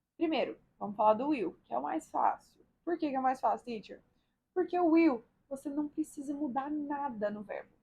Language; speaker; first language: Portuguese; native; Portuguese